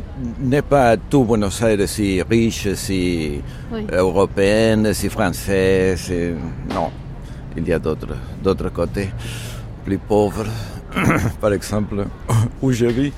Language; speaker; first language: French; non-native, fluent; Spanish